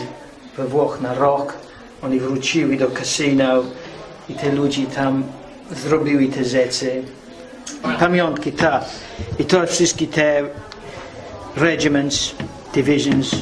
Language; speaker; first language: Polish; early bilingual, heritage; English